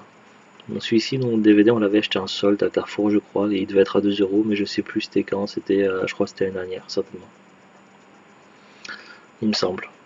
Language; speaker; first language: French; native; French